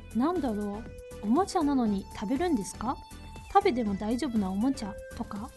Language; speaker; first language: Japanese; non-native, fluent; Chinese